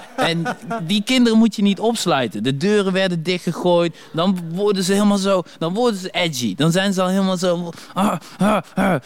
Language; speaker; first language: Dutch; native; Dutch